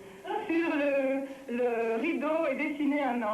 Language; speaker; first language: French; non-native, fluent; Russian